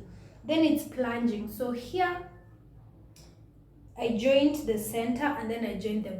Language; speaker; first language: English; non-native, local second language; Swahili